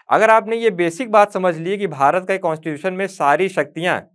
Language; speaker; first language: Hindi; native; Hindi